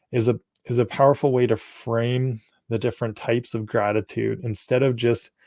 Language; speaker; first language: English; native; English